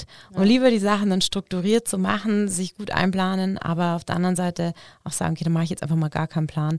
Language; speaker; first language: German; native; German